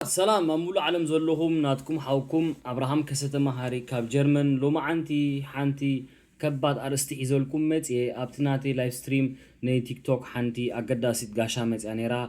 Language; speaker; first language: Tigrinya; early bilingual, heritage; Tigrinya